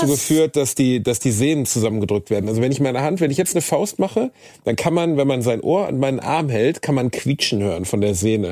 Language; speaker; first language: German; native; German